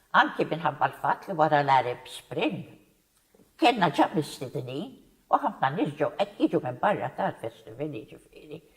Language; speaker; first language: Maltese; non-native, local second language; English